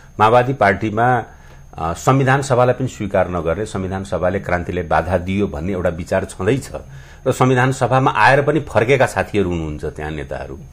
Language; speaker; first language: Nepali; non-native, local second language; Bhojpuri